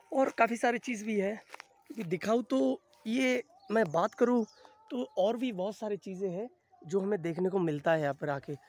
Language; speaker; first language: Hindi; non-native, local second language; Bangla